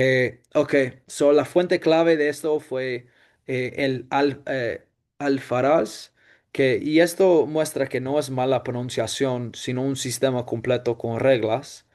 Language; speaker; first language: Spanish; non-native, fluent; English